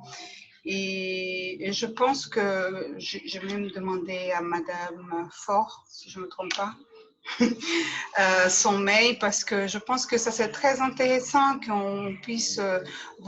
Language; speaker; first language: French; native; French